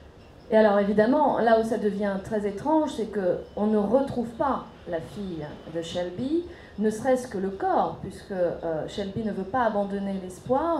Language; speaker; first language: French; native; French